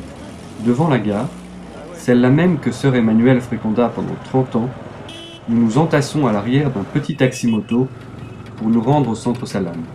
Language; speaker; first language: French; native; French